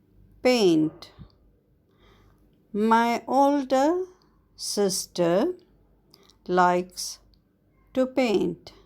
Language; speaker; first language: English; non-native, fluent; Arabic